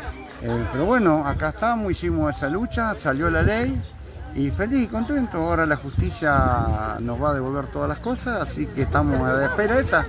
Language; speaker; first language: Spanish; native; Spanish